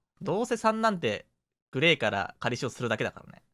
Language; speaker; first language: Japanese; native; Japanese